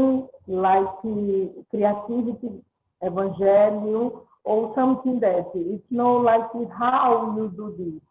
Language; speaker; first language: English; non-native, learner; Portuguese